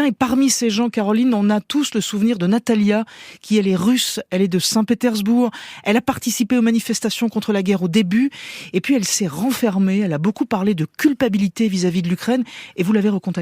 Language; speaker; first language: French; native; French